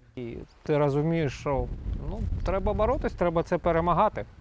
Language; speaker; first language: Ukrainian; native; Ukrainian